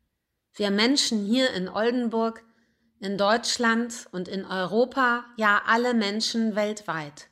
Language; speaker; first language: German; native; German